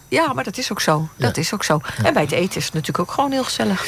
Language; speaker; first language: Dutch; native; Dutch